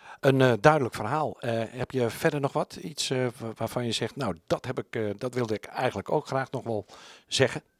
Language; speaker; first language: Dutch; native; Dutch